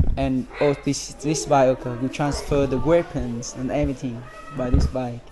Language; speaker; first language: English; non-native, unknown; Vietnamese